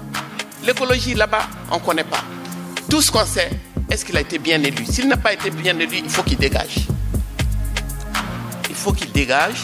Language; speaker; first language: French; non-native, local second language; Bambara